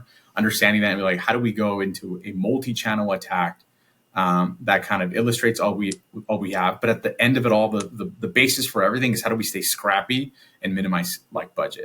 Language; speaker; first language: English; native; English